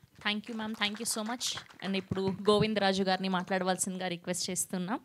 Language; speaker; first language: Telugu; native; Telugu